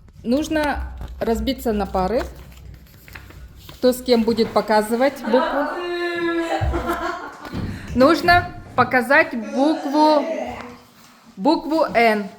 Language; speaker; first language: Russian; native; Russian